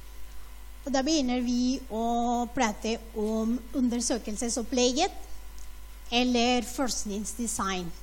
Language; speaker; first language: Norwegian; non-native, fluent; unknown